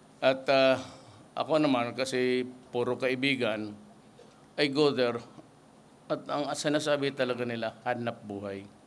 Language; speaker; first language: Filipino; non-native, local second language; Cebuano